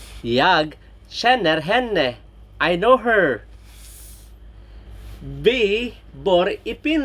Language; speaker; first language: Swedish; non-native, learner; Filipino